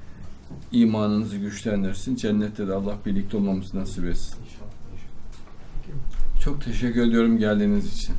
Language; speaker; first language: Turkish; native; Turkish